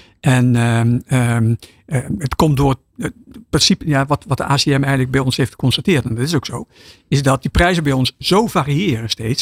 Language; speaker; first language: Dutch; native; Dutch